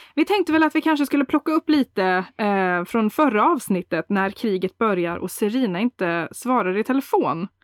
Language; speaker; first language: Swedish; early bilingual, other home language; Bosnian